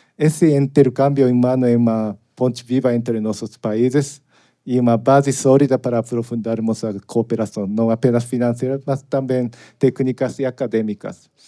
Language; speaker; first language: Portuguese; non-native, learner; Japanese